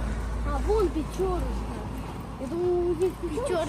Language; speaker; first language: Russian; native; Russian